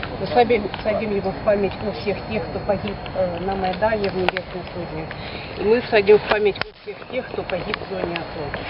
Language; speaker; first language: Russian; non-native, local second language; Ukrainian